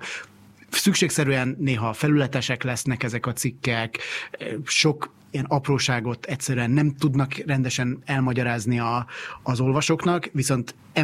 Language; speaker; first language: Hungarian; native; Hungarian